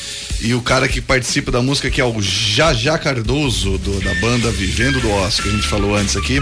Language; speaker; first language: Portuguese; native; Portuguese